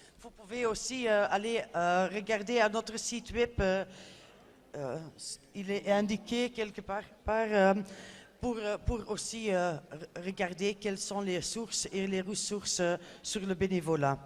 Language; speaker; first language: French; non-native, fluent; Dutch